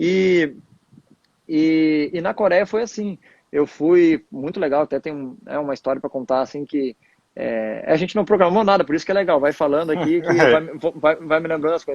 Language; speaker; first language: Portuguese; native; Portuguese